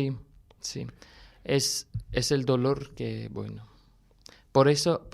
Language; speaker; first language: Spanish; non-native, fluent; Armenian